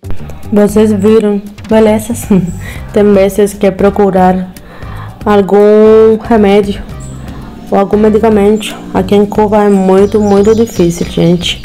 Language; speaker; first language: Portuguese; non-native, learner; Spanish